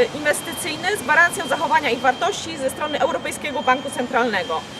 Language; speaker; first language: Polish; native; Polish